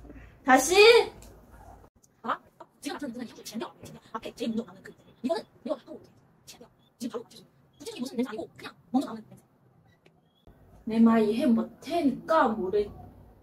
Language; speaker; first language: Korean; non-native, learner; Chinese